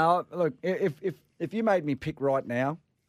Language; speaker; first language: English; native; English